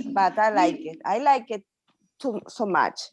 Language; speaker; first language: English; non-native, learner; Spanish